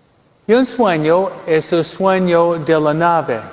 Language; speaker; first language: Spanish; non-native, fluent; French